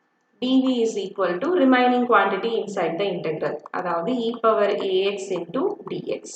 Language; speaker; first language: English; non-native, local second language; Tamil